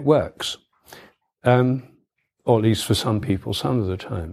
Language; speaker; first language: English; native; English